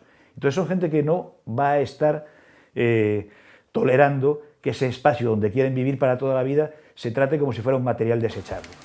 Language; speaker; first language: Spanish; native; Spanish